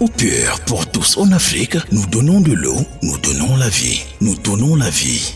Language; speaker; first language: French; native; French